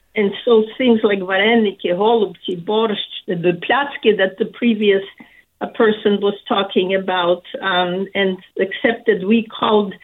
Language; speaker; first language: English; early bilingual, other home language; Ukrainian